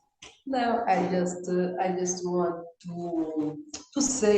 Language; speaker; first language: English; non-native, learner; Kabuverdianu